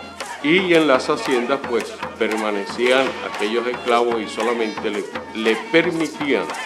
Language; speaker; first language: Spanish; native; Spanish